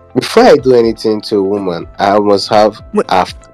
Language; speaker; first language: English; non-native, local second language; Igbo